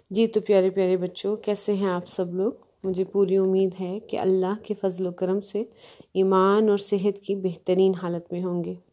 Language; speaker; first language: Urdu; native; Urdu